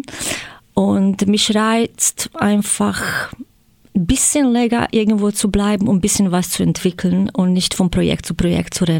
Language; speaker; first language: German; non-native, fluent; Croatian